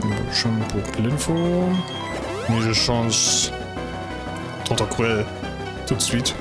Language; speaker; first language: French; non-native, learner; German